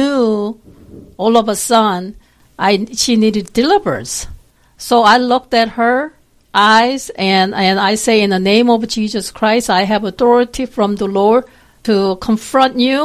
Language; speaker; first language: English; non-native, fluent; Korean